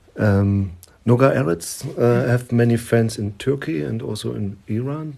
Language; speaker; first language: English; non-native, learner; German